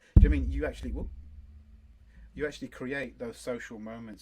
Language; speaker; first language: English; native; English